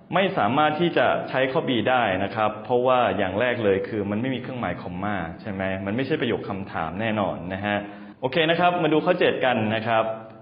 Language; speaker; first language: Thai; native; Thai